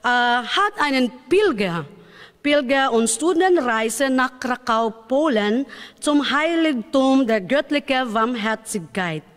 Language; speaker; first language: German; non-native, learner; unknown